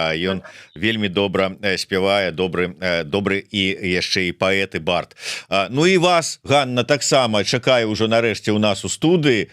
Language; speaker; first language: Belarusian; non-native, local second language; Russian